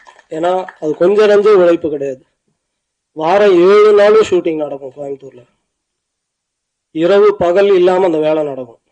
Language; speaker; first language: Tamil; native; Tamil